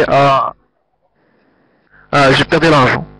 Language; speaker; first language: French; non-native, learner; Arabic